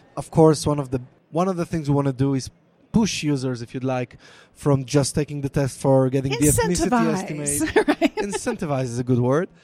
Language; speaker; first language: English; non-native, fluent; Hebrew